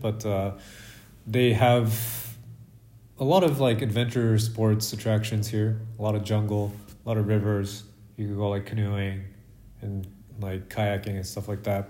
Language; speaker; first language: English; native; English